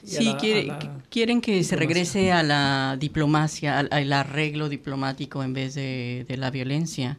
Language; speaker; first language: Spanish; native; Spanish